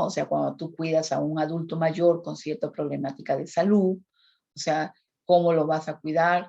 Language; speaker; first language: Spanish; native; Spanish